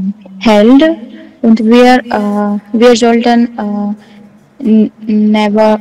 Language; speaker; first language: German; non-native, learner; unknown